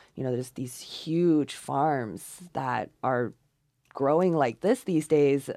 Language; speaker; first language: English; non-native, fluent; Chinese